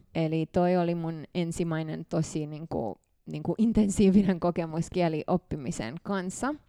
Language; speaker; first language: Finnish; non-native, fluent; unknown